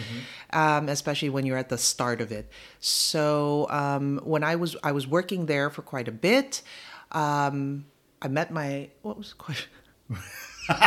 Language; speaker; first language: English; native; English